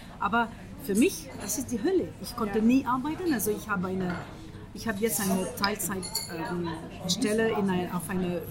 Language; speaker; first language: German; non-native, fluent; French